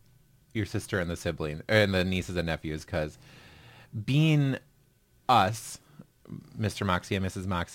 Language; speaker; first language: English; native; English